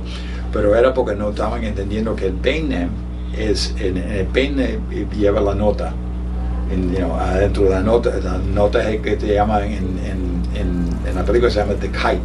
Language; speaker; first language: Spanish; early bilingual, heritage; Spanish